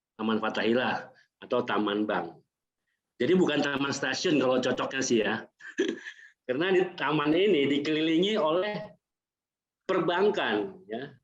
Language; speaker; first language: Indonesian; native; Indonesian